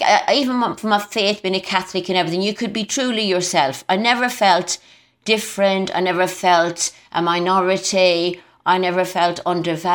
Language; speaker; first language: English; native; English